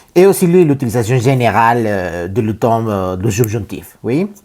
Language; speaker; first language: French; non-native, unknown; Spanish